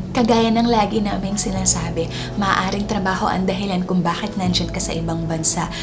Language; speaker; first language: Filipino; native; Filipino